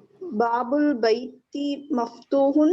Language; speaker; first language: Arabic; non-native, learner; Urdu